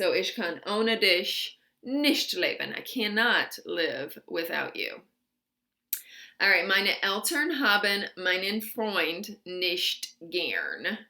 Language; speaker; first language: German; non-native, fluent; English